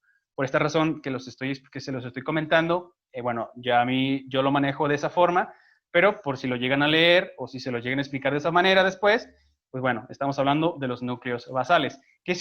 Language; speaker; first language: Spanish; native; Spanish